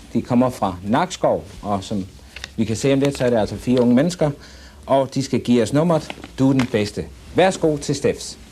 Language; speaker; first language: Danish; native; Danish